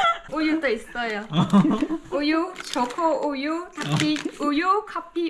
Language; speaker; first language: Korean; non-native, learner; Vietnamese